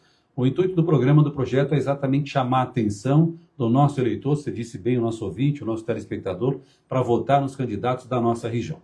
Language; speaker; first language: Portuguese; native; Portuguese